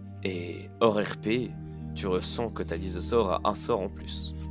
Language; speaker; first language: French; native; French